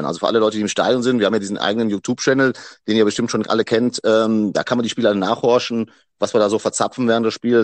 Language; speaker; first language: German; native; German